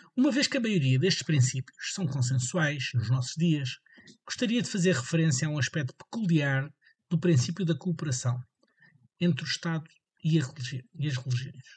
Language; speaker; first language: Portuguese; native; Portuguese